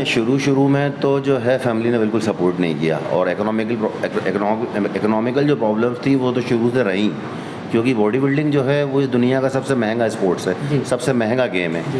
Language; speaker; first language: Hindi; native; Hindi